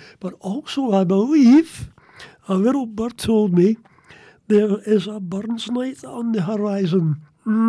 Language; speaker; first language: English; native; English